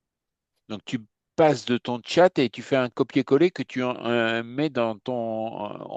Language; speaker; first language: French; native; French